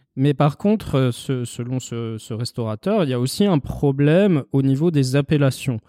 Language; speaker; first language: French; native; French